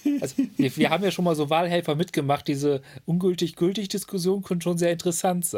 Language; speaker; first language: German; native; German